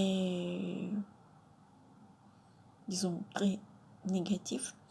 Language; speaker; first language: French; non-native, fluent; Russian